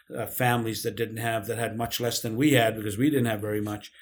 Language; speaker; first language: English; non-native, local second language; Urdu